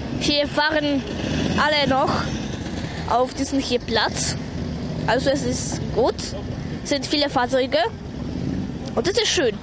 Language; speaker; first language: German; non-native, learner; Polish